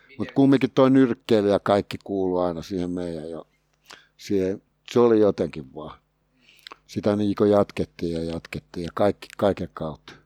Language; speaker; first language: Finnish; native; Finnish